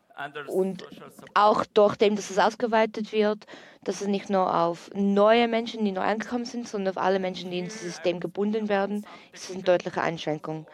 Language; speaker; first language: German; non-native, learner; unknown